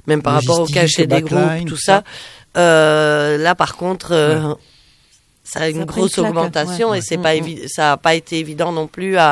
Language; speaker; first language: French; native; French